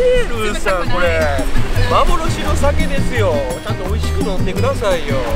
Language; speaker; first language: Japanese; native; Japanese